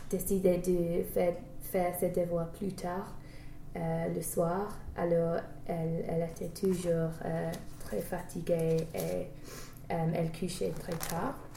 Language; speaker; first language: French; non-native, learner; English